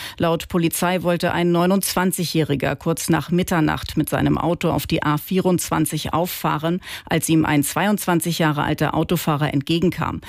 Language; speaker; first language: German; native; German